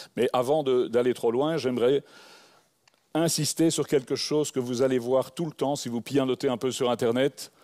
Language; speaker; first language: French; native; French